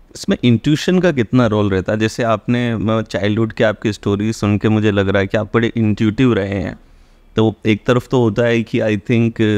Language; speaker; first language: Hindi; native; Hindi